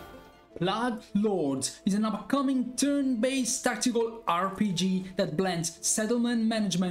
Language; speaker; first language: English; non-native, fluent; Italian